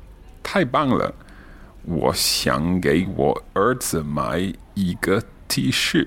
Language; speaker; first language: Chinese; non-native, learner; English